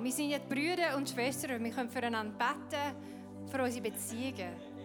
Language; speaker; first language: German; non-native, fluent; English